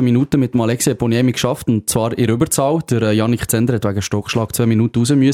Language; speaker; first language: German; native; German